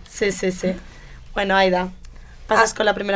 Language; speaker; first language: Spanish; native; Spanish